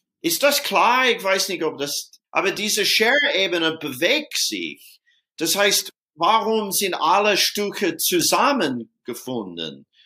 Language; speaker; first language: German; non-native, fluent; English